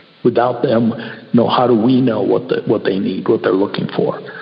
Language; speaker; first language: English; early bilingual, other home language; Spanish